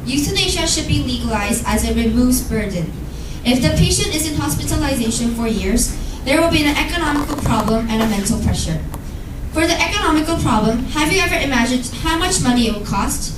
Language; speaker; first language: English; non-native, fluent; Korean